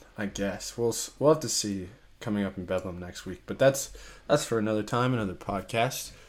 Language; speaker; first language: English; native; English